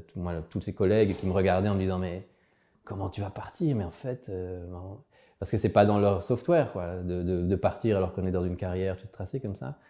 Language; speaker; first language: French; early bilingual, other home language; Spanish